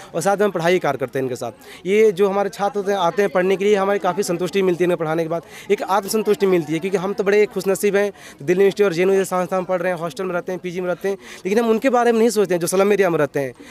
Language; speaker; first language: Hindi; native; Hindi